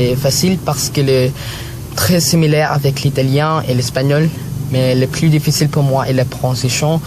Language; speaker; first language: French; non-native, learner; Filipino